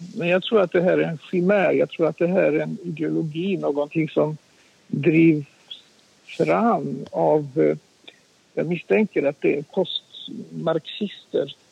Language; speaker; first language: Swedish; non-native, fluent; Polish